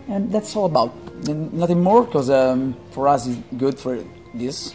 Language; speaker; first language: English; non-native, learner; Italian